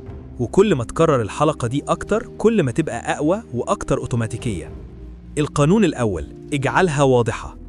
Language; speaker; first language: Arabic; native; Arabic